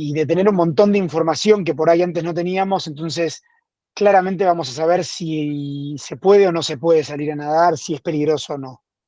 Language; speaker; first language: Spanish; native; Spanish